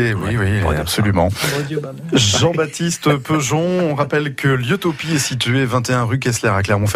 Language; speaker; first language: French; native; French